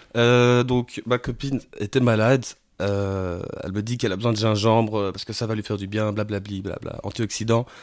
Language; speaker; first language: French; native; French